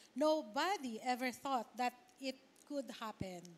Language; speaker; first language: English; non-native, local second language; Filipino